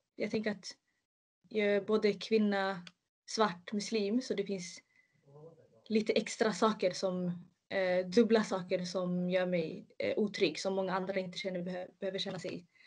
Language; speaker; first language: Swedish; early bilingual, other home language; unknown